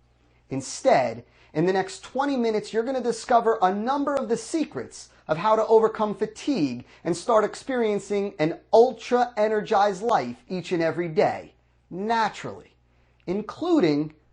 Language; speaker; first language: English; native; English